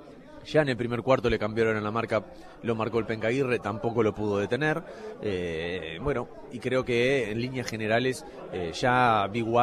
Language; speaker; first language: Spanish; native; Spanish